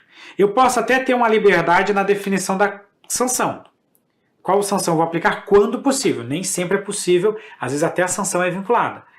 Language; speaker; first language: Portuguese; native; Portuguese